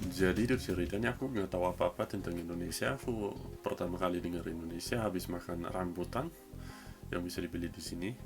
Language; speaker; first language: Indonesian; non-native, fluent; German